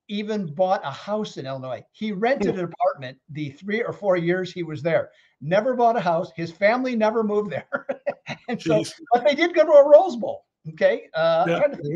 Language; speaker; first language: English; native; English